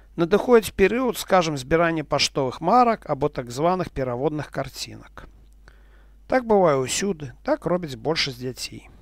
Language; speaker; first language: Belarusian; non-native, local second language; Russian